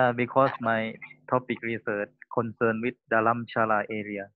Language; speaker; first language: English; non-native, learner; Thai